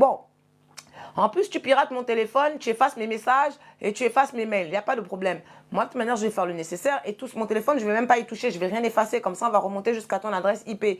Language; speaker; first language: French; native; French